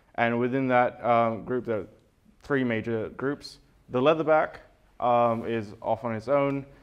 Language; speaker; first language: English; native; English